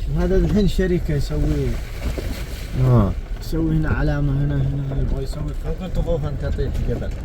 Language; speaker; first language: Arabic; non-native, learner; Malayalam